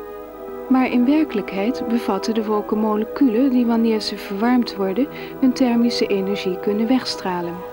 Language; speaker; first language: Dutch; native; Dutch